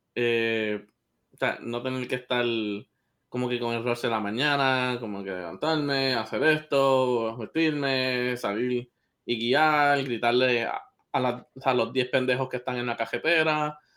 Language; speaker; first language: Spanish; early bilingual, heritage; Spanish